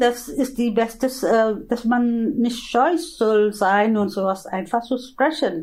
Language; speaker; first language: German; non-native, fluent; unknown